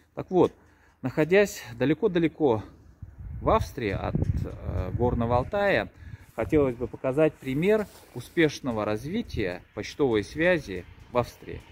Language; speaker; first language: Russian; non-native, local second language; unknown